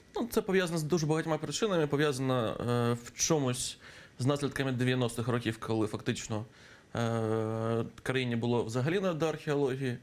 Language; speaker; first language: Ukrainian; native; Ukrainian